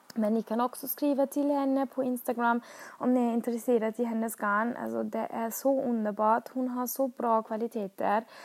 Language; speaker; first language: Swedish; non-native, fluent; German